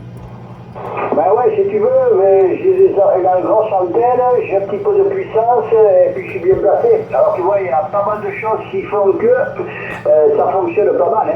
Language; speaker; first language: French; native; French